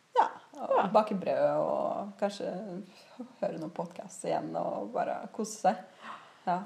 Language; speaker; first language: Norwegian; native; Norwegian